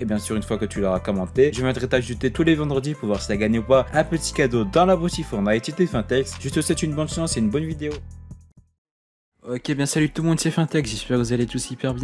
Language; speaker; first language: French; native; French